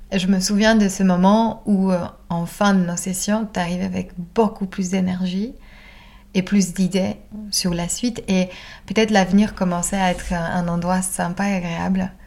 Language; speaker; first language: French; non-native, fluent; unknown